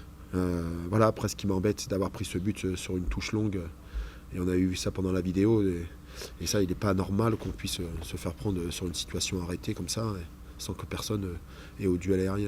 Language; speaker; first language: French; native; French